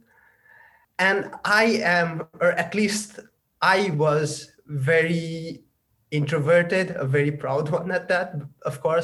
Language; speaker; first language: English; non-native, local second language; Nepali